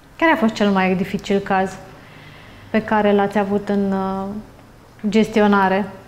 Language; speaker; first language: Romanian; native; Romanian